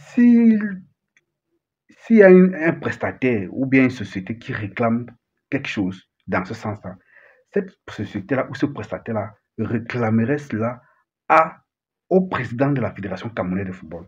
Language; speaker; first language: French; native; French